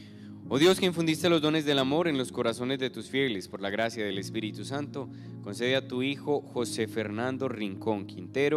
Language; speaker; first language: Spanish; native; Spanish